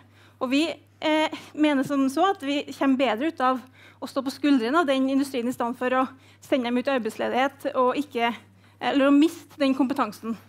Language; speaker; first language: Norwegian; native; Norwegian